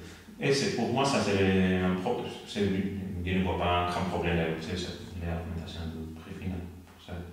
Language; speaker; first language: French; non-native, learner; Spanish